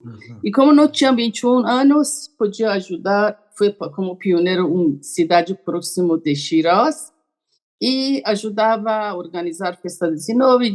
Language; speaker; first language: Portuguese; non-native, learner; Persian